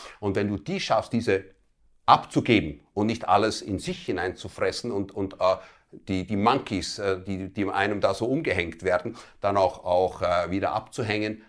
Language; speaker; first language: German; early bilingual, other home language; Italian